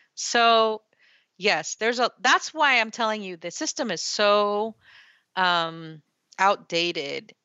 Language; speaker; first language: English; early bilingual, other home language; Spanish